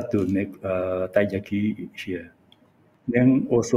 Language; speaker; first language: English; non-native, learner; Japanese